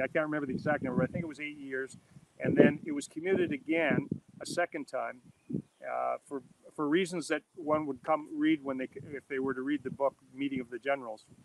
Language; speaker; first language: English; native; English